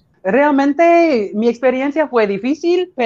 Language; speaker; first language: Spanish; non-native, learner; English